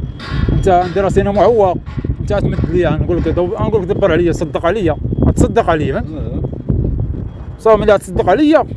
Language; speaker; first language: Arabic; native; Arabic